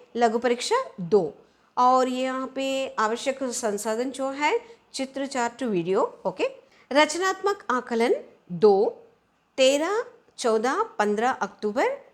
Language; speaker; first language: Hindi; non-native, local second language; Telugu